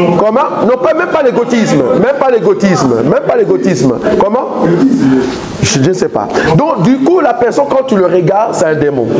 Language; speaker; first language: French; non-native, local second language; Lingala